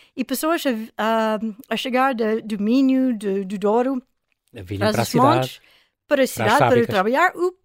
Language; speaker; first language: Portuguese; non-native, fluent; English